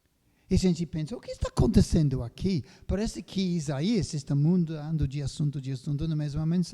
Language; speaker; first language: Portuguese; non-native, fluent; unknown